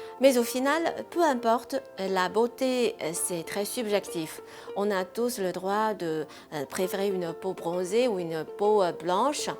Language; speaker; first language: French; non-native, fluent; Chinese